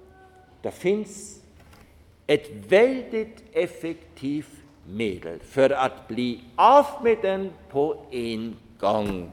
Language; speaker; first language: Swedish; non-native, fluent; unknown